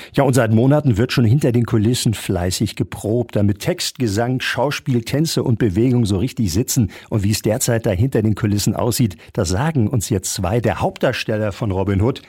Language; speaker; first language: German; native; German